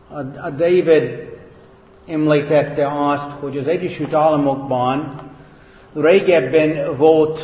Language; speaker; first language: Hungarian; non-native, fluent; English